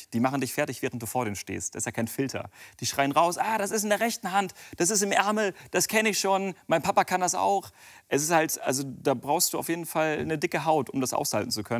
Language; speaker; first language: German; native; German